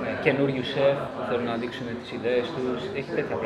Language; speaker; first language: Greek; early bilingual, other home language; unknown